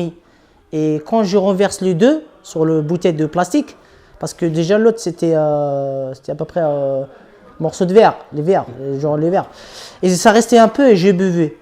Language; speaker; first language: French; non-native, local second language; Arabic